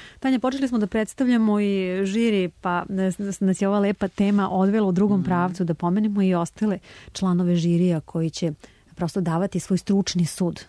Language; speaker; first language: Serbian; native; Serbian